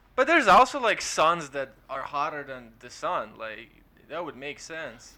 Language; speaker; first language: English; non-native, fluent; Ukrainian